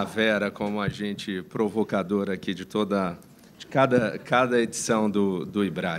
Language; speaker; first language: Portuguese; native; Portuguese